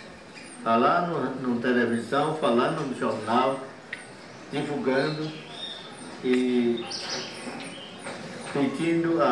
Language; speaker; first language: Portuguese; non-native, local second language; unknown